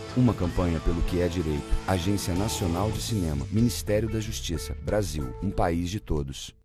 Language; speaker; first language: Portuguese; non-native, fluent; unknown